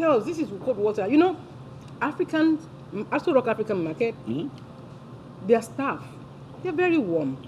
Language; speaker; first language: English; non-native, local second language; Yoruba